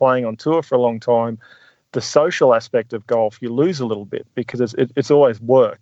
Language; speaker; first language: English; native; English